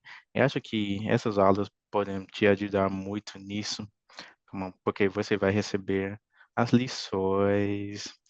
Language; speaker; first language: Portuguese; non-native, fluent; English